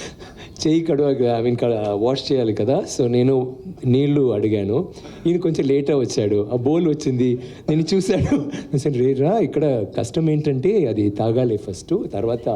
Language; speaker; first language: Telugu; non-native, learner; Tamil